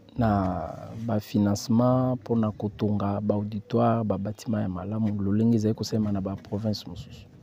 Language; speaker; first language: Lingala; non-native, local second language; Luba-Lulua